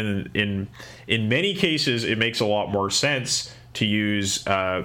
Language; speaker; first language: English; native; English